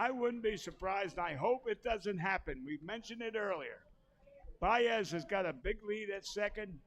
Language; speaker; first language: English; native; English